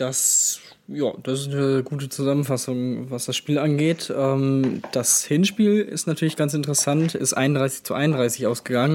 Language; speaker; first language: German; native; German